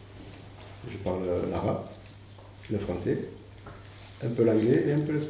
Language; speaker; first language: French; early bilingual, other home language; Arabic